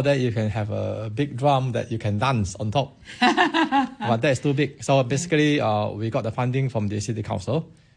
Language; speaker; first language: English; non-native, local second language; Min Nan Chinese